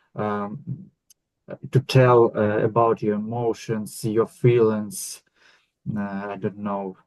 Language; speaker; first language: English; non-native, learner; Ukrainian